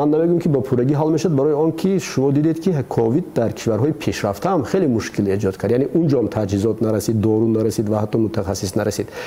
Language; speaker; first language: Persian; native; Persian